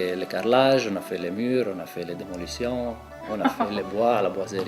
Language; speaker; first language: French; non-native, local second language; Italian